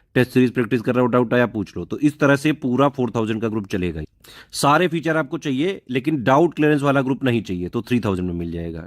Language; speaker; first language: Hindi; native; Hindi